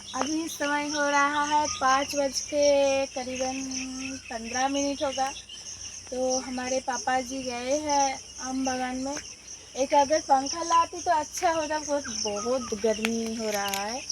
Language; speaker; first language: Hindi; non-native, local second language; Bangla